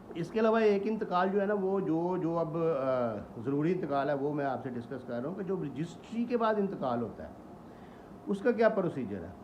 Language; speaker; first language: Urdu; non-native, local second language; Punjabi